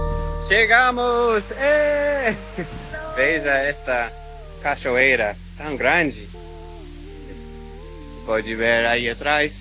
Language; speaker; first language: Portuguese; non-native, fluent; English